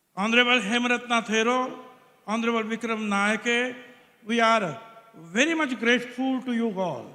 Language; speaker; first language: English; non-native, local second language; Marathi